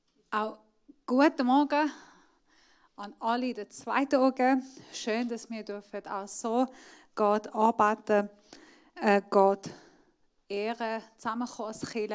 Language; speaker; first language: German; non-native, fluent; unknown